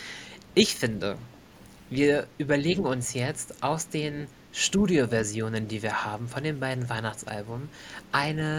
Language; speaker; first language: German; native; German